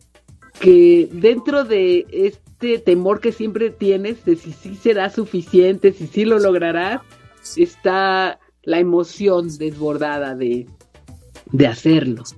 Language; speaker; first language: Spanish; native; Spanish